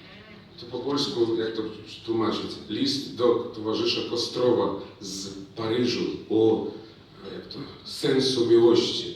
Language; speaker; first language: Polish; non-native, learner; Belarusian